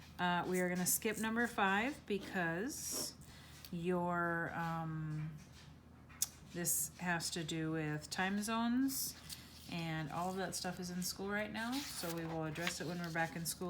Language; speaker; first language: English; native; English